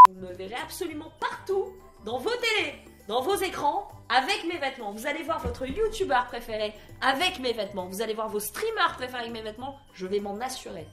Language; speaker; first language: French; native; French